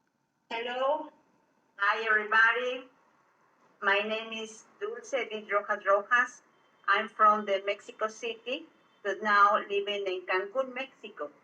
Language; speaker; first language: English; non-native, learner; Spanish